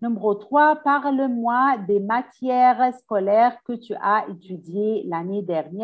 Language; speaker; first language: French; non-native, fluent; Arabic